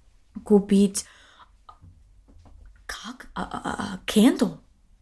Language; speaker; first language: Russian; non-native, learner; English